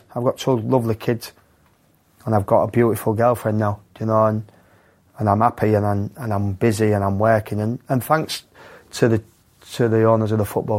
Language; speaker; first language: English; native; English